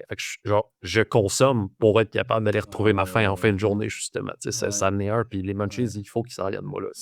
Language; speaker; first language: French; native; French